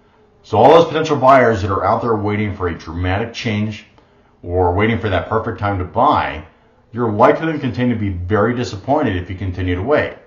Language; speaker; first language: English; native; English